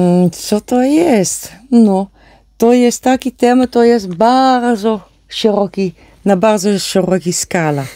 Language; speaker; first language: Polish; non-native, learner; Dutch